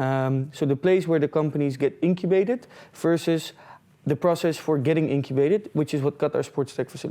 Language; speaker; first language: English; non-native, fluent; Dutch